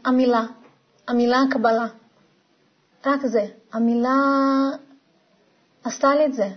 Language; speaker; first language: Hebrew; non-native, fluent; Portuguese